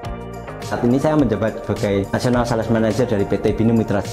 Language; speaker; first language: Indonesian; native; Indonesian